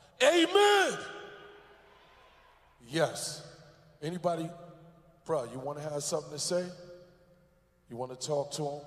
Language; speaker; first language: English; native; English